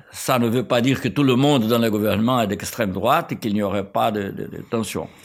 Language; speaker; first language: French; non-native, fluent; Portuguese